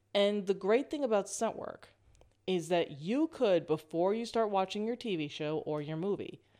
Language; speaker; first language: English; native; English